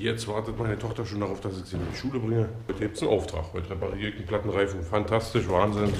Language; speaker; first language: German; native; German